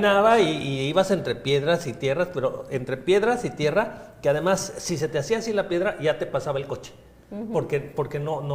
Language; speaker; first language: Spanish; native; Spanish